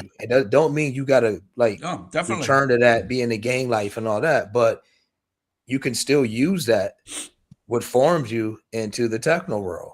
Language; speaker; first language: English; native; English